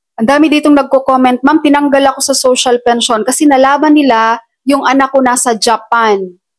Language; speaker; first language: Filipino; non-native, local second language; Cebuano